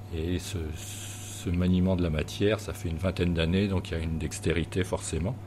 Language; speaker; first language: French; native; French